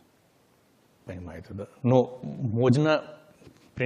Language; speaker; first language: Russian; non-native, learner; Hindi